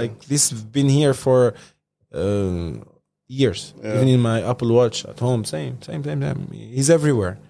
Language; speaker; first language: English; non-native, fluent; Arabic